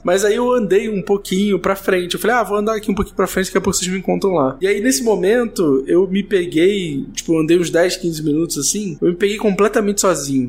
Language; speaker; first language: Portuguese; native; Portuguese